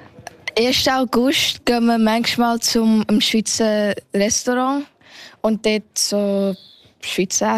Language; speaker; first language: German; early bilingual, heritage; Thai